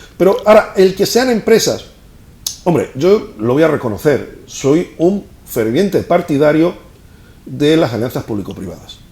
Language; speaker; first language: Spanish; native; Spanish